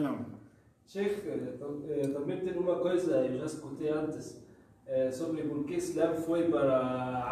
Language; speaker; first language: Portuguese; non-native, learner; Arabic